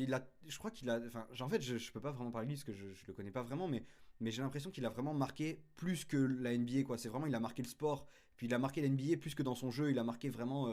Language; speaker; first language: French; native; French